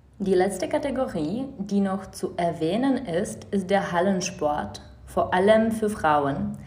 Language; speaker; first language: German; non-native, fluent; Czech